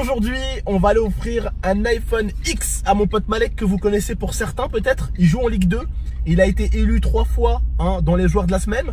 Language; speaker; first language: French; native; French